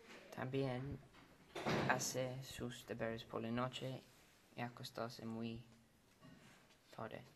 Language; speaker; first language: Spanish; non-native, learner; English